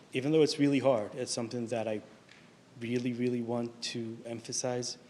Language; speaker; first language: English; non-native, fluent; Hebrew